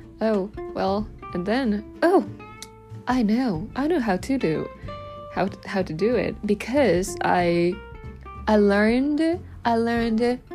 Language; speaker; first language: English; non-native, learner; Japanese